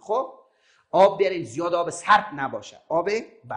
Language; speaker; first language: Persian; native; Persian